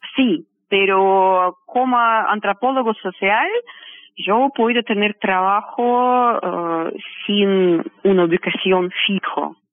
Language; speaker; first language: Spanish; non-native, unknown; Russian